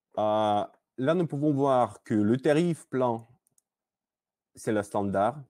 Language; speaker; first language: French; non-native, learner; Russian